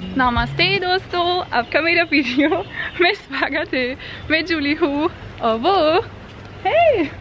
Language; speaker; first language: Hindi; non-native, learner; German